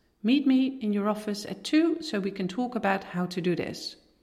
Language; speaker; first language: English; non-native, fluent; Dutch